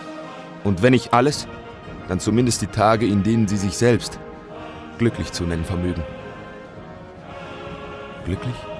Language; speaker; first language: German; native; German